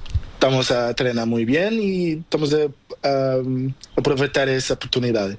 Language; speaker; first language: Spanish; non-native, learner; Portuguese